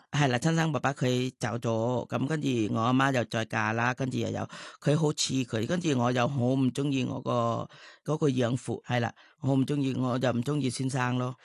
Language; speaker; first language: Cantonese; non-native, fluent; Thai